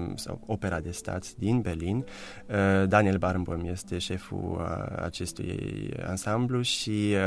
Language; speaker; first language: Romanian; early bilingual, heritage; Romanian